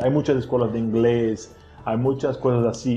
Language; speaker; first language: Spanish; non-native, fluent; Portuguese